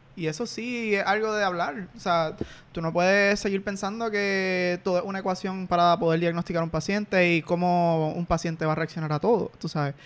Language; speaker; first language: Spanish; native; Spanish